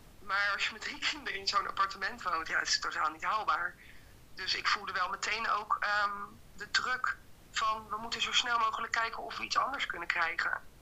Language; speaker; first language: Dutch; native; Dutch